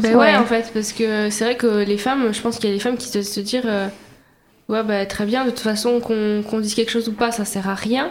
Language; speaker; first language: French; native; French